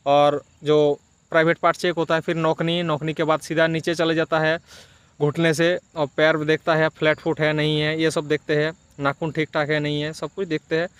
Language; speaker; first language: Hindi; non-native, local second language; Bangla